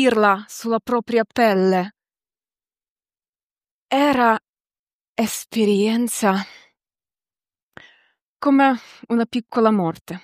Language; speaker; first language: Italian; non-native, fluent; Ukrainian